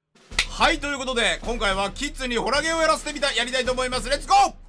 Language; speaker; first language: Japanese; native; Japanese